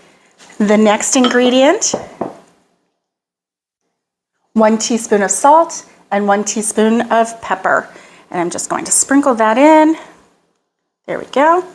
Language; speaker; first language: English; native; English